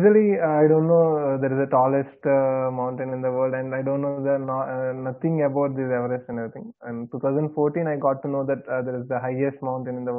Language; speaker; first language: English; non-native, local second language; Telugu